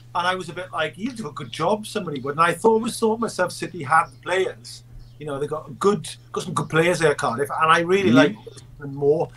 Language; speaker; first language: English; native; English